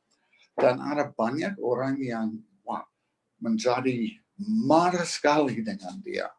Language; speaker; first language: Indonesian; non-native, fluent; English